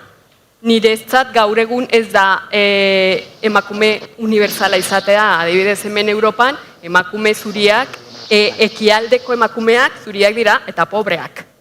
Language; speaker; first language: Basque; non-native, fluent; Spanish